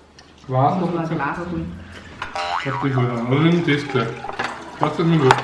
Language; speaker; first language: German; native; German